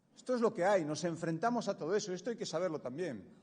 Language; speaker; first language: Spanish; native; Spanish